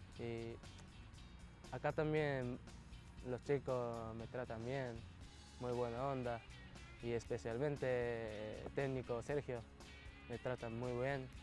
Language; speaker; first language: Spanish; non-native, fluent; Japanese